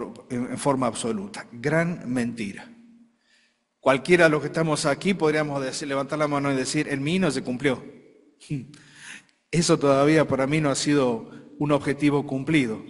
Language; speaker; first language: Spanish; native; Spanish